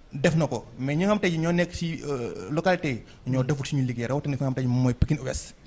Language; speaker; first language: French; non-native, local second language; Wolof